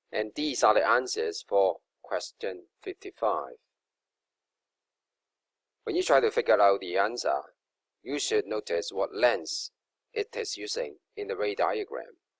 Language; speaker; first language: English; non-native, local second language; Cantonese